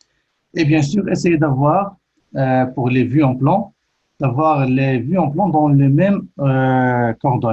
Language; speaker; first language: French; native; French